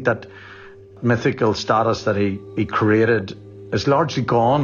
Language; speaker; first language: English; native; English